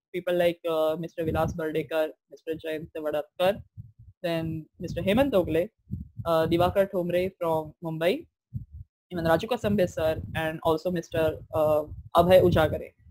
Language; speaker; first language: English; non-native, local second language; Marathi